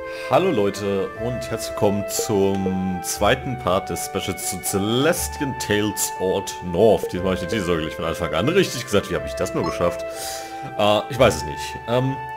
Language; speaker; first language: German; native; German